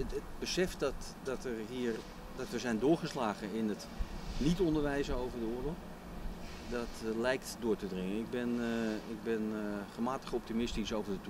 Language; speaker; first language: Dutch; native; Dutch